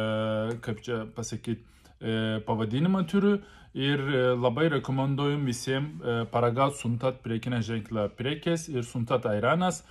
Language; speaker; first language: Lithuanian; non-native, learner; Turkish